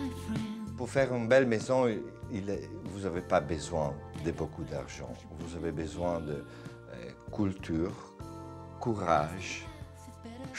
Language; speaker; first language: French; non-native, learner; Italian